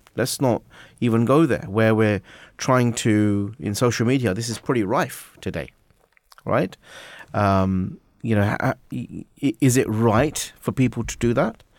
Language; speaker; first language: English; native; English